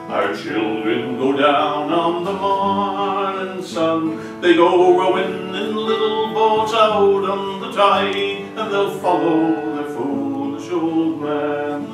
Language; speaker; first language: English; native; English